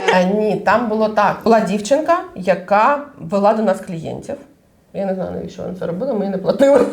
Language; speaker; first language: Ukrainian; non-native, local second language; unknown